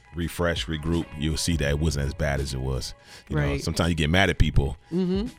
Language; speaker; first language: English; native; English